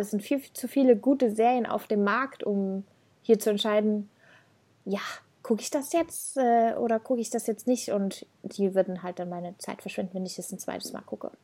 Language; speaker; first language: German; native; German